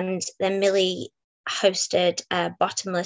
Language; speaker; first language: English; native; English